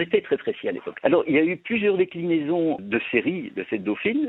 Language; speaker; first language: French; native; French